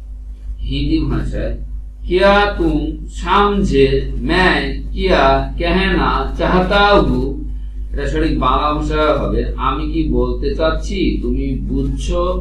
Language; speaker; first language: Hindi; non-native, fluent; Bangla